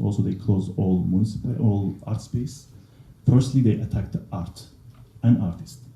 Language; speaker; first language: English; non-native, learner; Kurdish